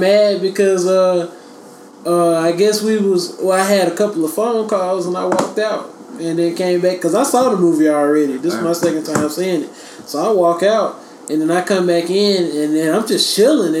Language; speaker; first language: English; native; English